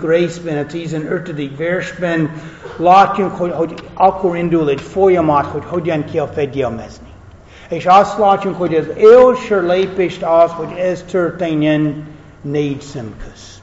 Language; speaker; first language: Hungarian; non-native, fluent; English